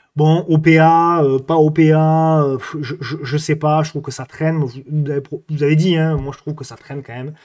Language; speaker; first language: French; native; French